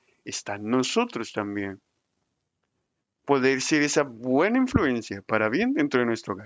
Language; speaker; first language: Spanish; native; Spanish